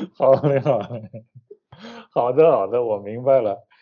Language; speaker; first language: Chinese; native; Chinese